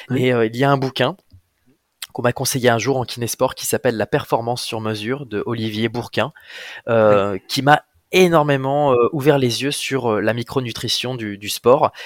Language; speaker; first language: French; native; French